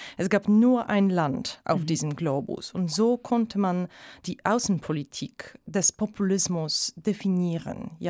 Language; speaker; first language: German; non-native, fluent; Polish